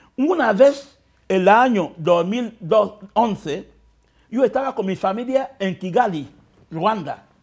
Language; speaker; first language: Spanish; non-native, local second language; Fang